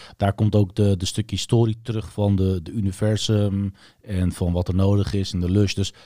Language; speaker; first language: Dutch; early bilingual, other home language; Turkish